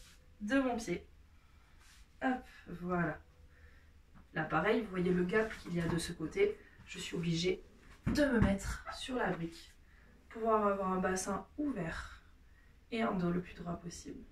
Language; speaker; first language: French; native; French